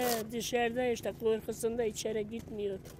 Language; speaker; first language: Turkish; non-native, local second language; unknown